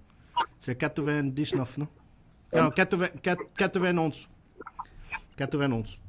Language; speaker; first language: French; non-native, learner; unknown